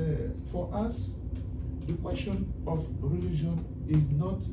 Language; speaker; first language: English; non-native, learner; French